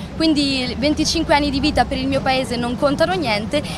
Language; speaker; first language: Italian; early bilingual, other home language; Arabic